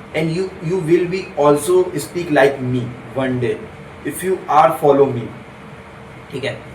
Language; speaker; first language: English; non-native, local second language; Hindi